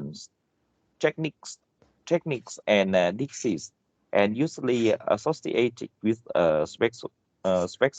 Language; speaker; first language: English; non-native, learner; Vietnamese